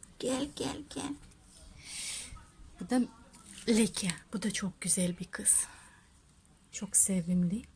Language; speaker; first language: Turkish; non-native, learner; Russian